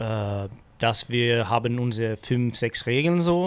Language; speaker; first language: German; non-native, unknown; Swedish